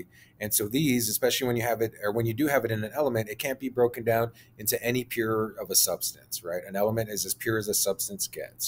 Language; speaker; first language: English; native; English